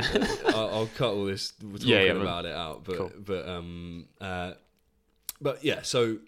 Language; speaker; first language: English; native; English